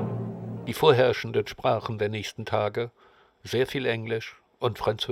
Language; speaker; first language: German; native; German